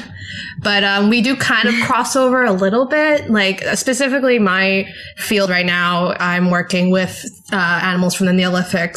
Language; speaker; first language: English; native; English